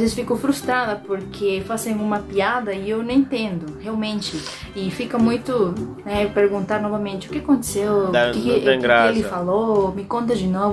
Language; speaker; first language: Portuguese; non-native, fluent; Spanish